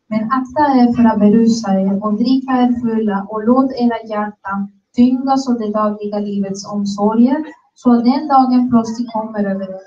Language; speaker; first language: Swedish; non-native, learner; Spanish